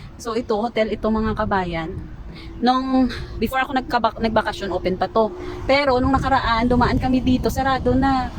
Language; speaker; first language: Filipino; native; Filipino